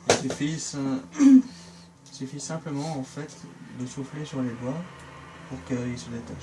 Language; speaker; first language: French; native; French